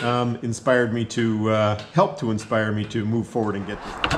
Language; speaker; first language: English; native; English